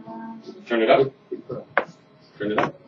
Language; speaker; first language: English; native; English